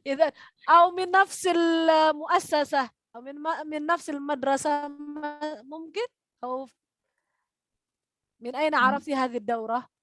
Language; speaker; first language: Arabic; non-native, fluent; Indonesian